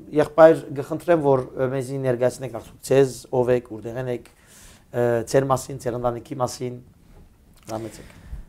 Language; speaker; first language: Armenian; early bilingual, heritage; Armenian